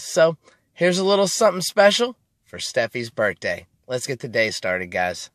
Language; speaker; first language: English; native; English